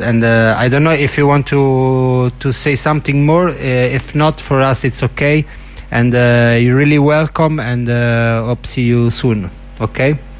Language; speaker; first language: English; non-native, learner; Italian